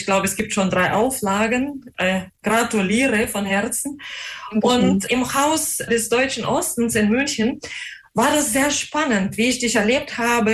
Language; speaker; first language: German; non-native, fluent; Russian